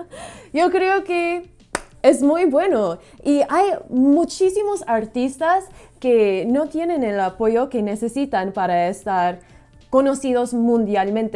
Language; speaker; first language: Spanish; non-native, fluent; English